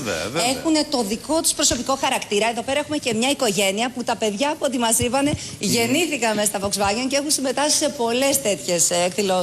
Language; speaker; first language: Greek; native; Greek